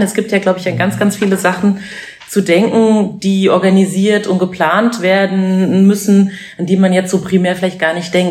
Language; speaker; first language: German; native; German